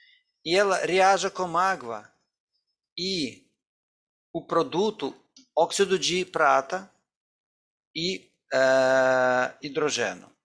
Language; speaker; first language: Portuguese; non-native, fluent; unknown